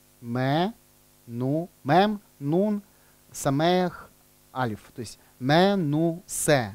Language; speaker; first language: Russian; native; Russian